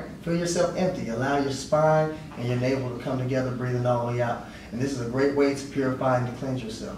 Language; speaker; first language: English; native; English